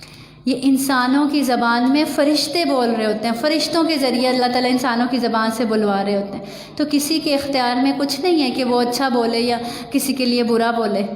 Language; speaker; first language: Urdu; native; Urdu